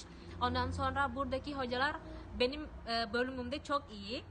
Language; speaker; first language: Turkish; non-native, fluent; Indonesian